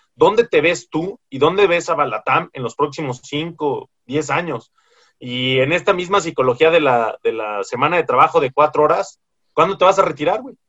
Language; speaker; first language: Spanish; native; Spanish